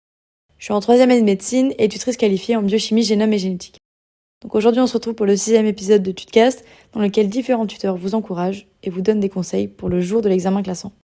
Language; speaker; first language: French; native; French